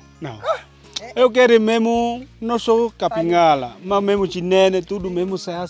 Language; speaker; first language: Portuguese; non-native, learner; Vietnamese